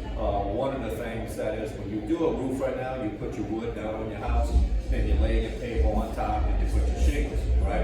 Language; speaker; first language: English; native; English